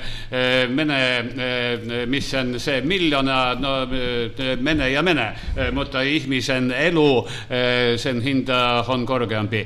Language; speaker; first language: Finnish; non-native, learner; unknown